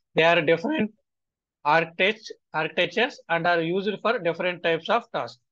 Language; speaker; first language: English; non-native, local second language; Telugu